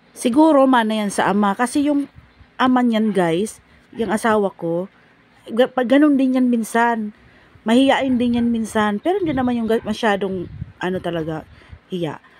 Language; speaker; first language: Filipino; non-native, local second language; Bikol